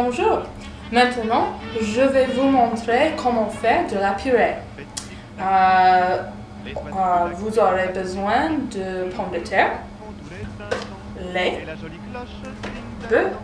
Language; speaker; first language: French; non-native, learner; English